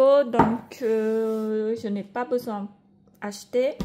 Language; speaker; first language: French; non-native, fluent; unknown